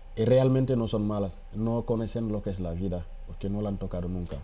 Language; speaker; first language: Spanish; non-native, fluent; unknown